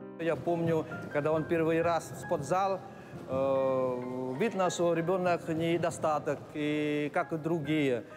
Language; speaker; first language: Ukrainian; non-native, learner; Khmer